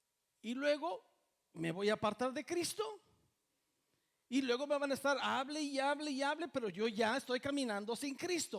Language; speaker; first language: Spanish; native; Spanish